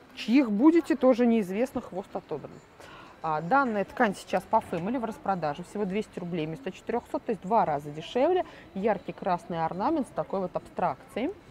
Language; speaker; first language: Russian; native; Russian